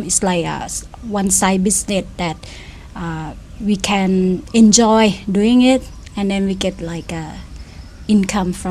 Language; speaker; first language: English; non-native, fluent; Thai